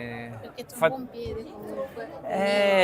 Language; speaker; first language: Italian; native; Italian